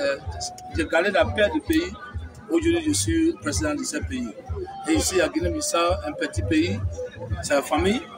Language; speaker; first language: French; non-native, fluent; English